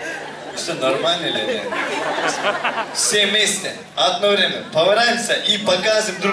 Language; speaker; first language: Russian; non-native, learner; Turkish